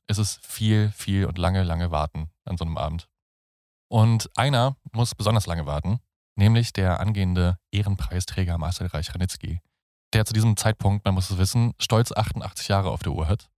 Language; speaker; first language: German; native; German